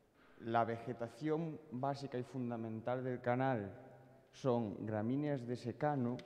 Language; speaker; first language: Spanish; native; Spanish